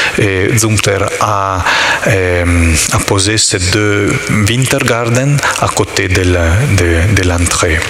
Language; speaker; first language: French; non-native, learner; Italian